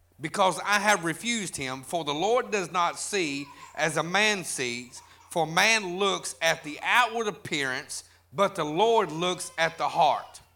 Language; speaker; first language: English; native; English